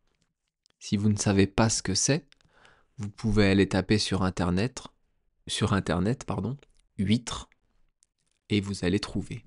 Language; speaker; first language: French; native; French